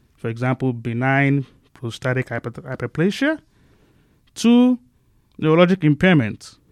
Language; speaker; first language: English; non-native, local second language; Igbo